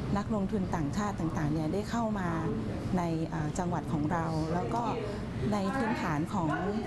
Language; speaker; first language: Thai; native; Thai